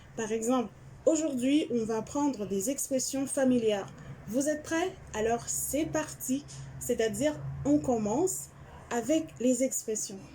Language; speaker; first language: French; non-native, local second language; Haitian Creole